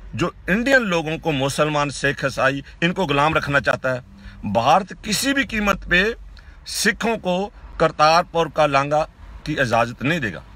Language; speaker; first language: Hindi; non-native, local second language; Punjabi